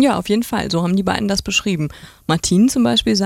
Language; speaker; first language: German; native; German